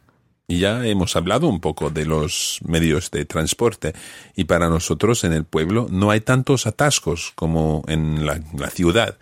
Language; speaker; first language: Spanish; non-native, fluent; English